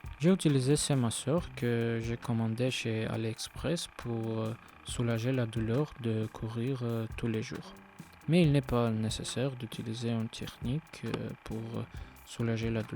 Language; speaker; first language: French; non-native, learner; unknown